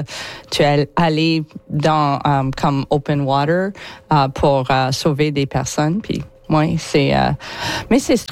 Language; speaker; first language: French; non-native, learner; English